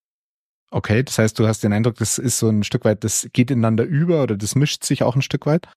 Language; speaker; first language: German; native; German